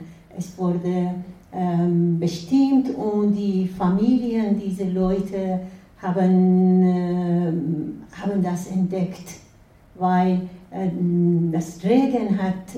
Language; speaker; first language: German; non-native, fluent; Persian